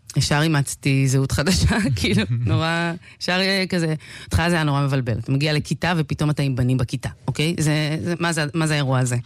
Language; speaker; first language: Hebrew; early bilingual, other home language; Amharic